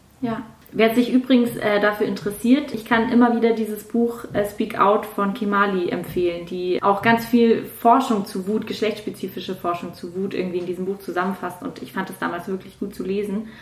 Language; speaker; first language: German; native; German